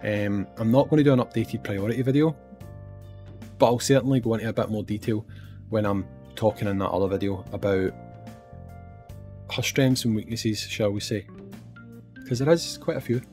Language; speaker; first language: English; native; English